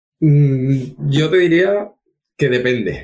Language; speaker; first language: Spanish; native; Spanish